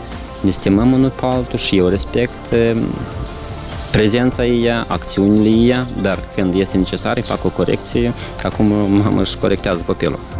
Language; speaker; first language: Romanian; non-native, local second language; Russian